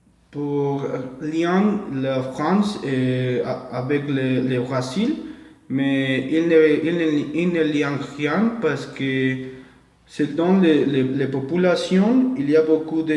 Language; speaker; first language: French; non-native, learner; Portuguese